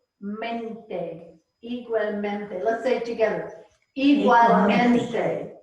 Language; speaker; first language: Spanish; non-native, fluent; English